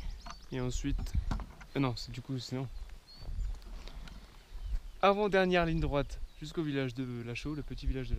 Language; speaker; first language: French; native; French